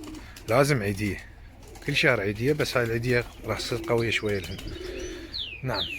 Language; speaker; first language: Arabic; native; Arabic